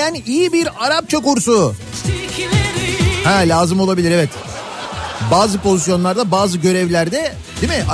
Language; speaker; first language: Turkish; native; Turkish